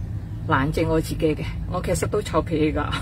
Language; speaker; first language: Cantonese; non-native, fluent; Indonesian